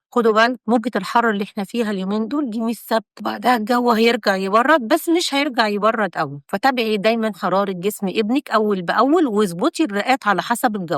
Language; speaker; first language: Arabic; native; Arabic